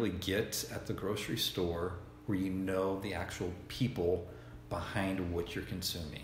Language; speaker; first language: English; native; English